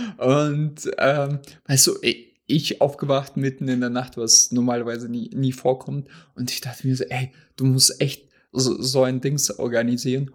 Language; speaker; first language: German; non-native, fluent; Russian